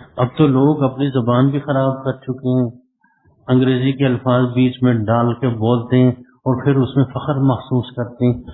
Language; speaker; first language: Urdu; non-native, local second language; Khowar